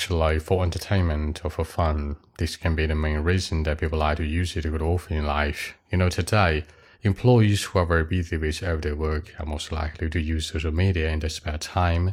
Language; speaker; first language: English; non-native, fluent; Chinese